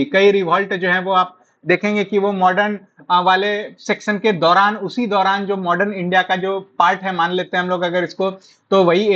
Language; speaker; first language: Hindi; native; Hindi